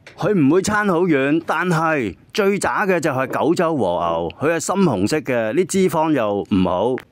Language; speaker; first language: Cantonese; native; Cantonese